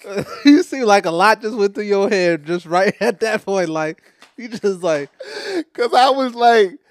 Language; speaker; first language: English; native; English